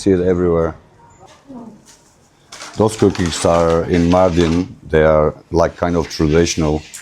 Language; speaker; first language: English; non-native, fluent; Turkish